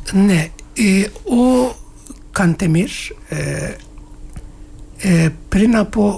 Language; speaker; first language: Greek; non-native, learner; Turkish